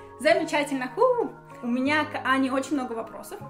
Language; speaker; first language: Russian; native; Russian